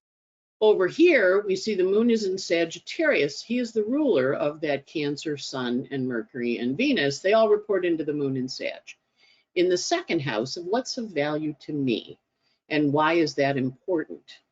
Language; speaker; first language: English; native; English